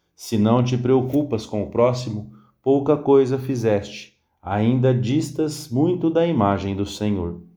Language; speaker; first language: Portuguese; native; Portuguese